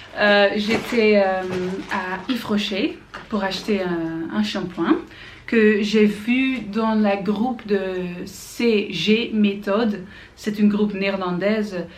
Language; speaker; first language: French; non-native, learner; Dutch